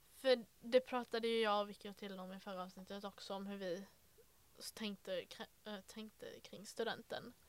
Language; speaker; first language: Swedish; native; Swedish